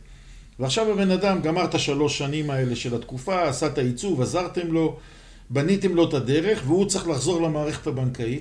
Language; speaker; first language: Hebrew; native; Hebrew